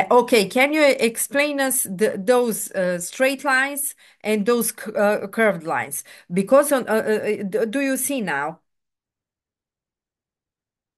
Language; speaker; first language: English; non-native, fluent; Serbian